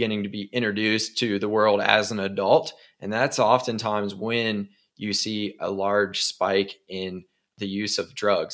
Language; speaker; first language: English; native; English